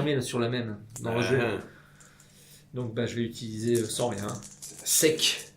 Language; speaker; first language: French; native; French